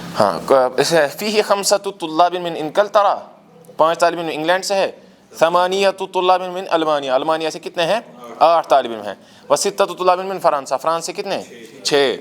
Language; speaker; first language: Urdu; non-native, local second language; Kashmiri